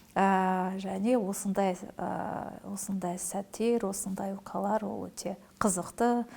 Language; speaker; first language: Kazakh; non-native, local second language; Russian